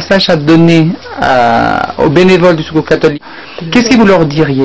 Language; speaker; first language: French; native; French